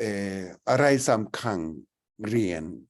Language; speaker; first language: Thai; non-native, learner; English